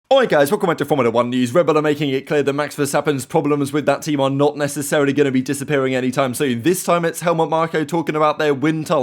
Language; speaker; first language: English; native; English